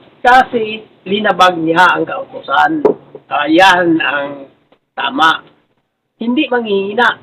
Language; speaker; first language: Filipino; non-native, local second language; Cebuano